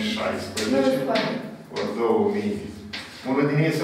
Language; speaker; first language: Romanian; native; Romanian